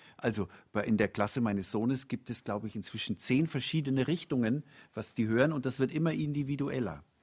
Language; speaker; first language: German; native; German